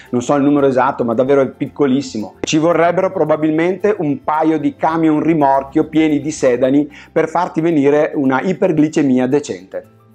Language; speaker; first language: Italian; native; Italian